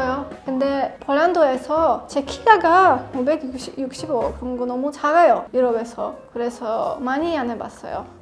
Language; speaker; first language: Korean; non-native, learner; Polish